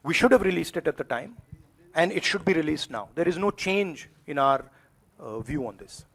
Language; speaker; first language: English; non-native, local second language; Hindi